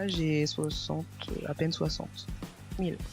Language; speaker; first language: French; native; French